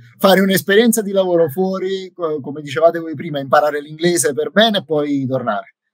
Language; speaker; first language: Italian; native; Italian